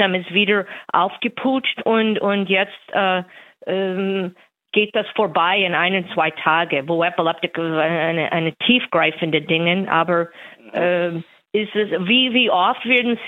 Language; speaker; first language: German; non-native, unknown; English